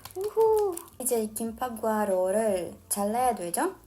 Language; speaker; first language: Korean; non-native, fluent; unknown